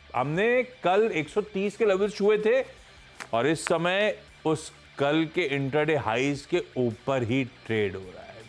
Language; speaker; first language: Hindi; native; Hindi